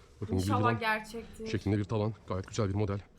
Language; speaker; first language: Turkish; native; Turkish